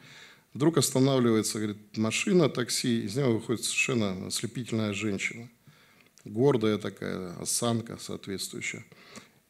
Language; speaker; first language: Russian; native; Russian